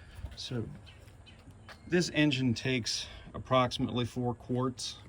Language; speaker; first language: English; native; English